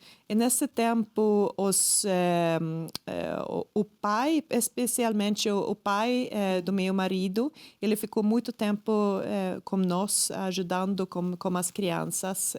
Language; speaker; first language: Portuguese; non-native, fluent; Swedish